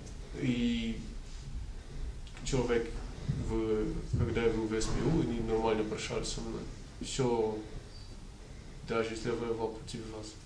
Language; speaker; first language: Russian; non-native, learner; Portuguese